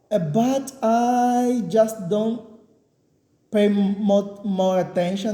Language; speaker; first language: English; non-native, learner; Portuguese